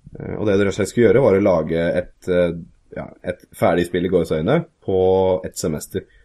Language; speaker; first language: Norwegian; native; Norwegian